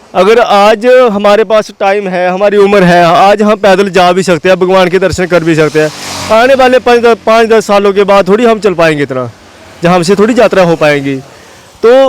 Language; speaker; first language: Hindi; non-native, local second language; Dogri